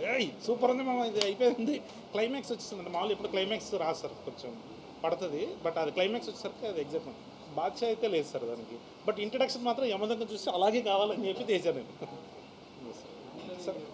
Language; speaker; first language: Telugu; native; Telugu